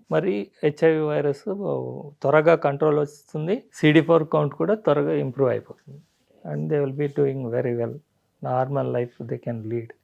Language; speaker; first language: Telugu; native; Telugu